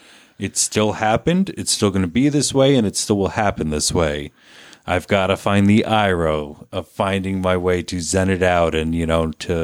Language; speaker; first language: English; native; English